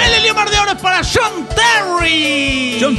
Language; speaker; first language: Spanish; native; Spanish